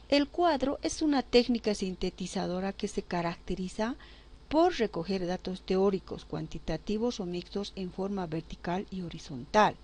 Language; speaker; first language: Spanish; native; Spanish